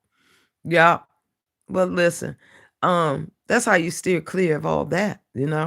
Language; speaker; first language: English; native; English